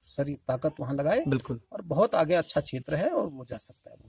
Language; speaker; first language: Hindi; native; Hindi